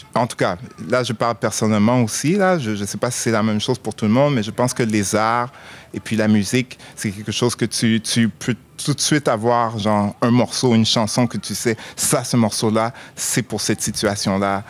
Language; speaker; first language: French; native; French